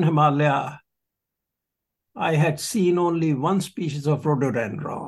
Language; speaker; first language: English; non-native, local second language; Punjabi